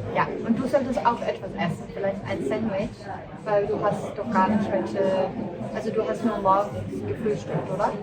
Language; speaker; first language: German; early bilingual, heritage; Norwegian